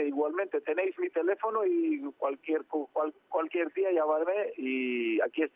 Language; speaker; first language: Spanish; non-native, fluent; Georgian